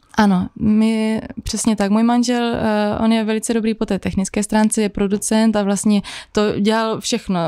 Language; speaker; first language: Czech; native; Czech